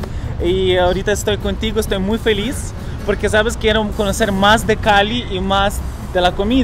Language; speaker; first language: Spanish; non-native, fluent; Ukrainian